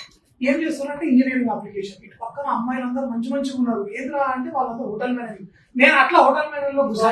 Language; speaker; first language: Telugu; native; Telugu